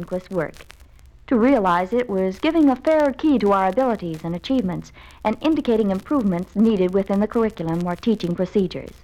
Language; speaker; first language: English; native; English